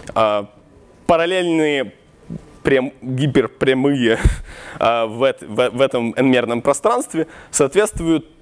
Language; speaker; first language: Russian; non-native, local second language; Ukrainian